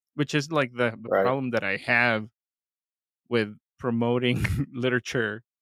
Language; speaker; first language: English; non-native, fluent; Spanish